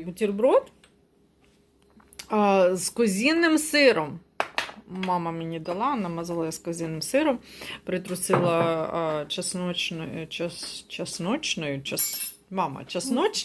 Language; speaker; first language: Ukrainian; non-native, local second language; Russian